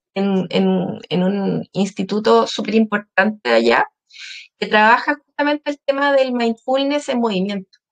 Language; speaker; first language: Spanish; native; Spanish